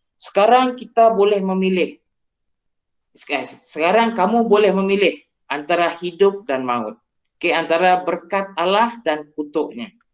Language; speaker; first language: Malay; non-native, local second language; Iban